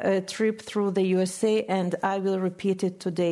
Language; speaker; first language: English; non-native, fluent; Russian